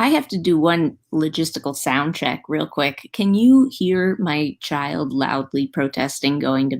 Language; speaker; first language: English; native; English